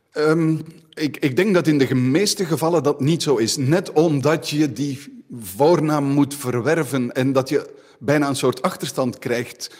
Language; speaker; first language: Dutch; native; Dutch